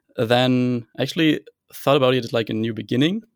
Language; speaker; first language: English; non-native, fluent; German